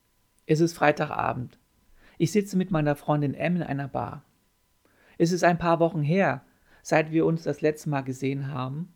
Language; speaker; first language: German; native; German